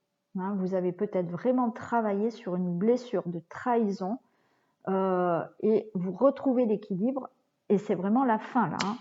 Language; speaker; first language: French; native; French